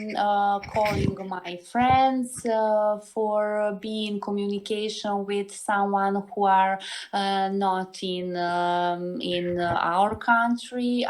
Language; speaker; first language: English; non-native, learner; Serbian